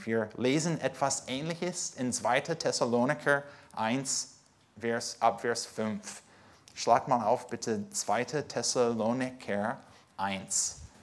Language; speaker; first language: German; non-native, fluent; English